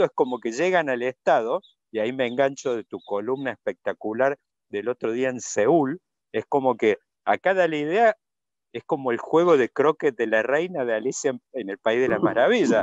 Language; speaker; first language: Spanish; native; Spanish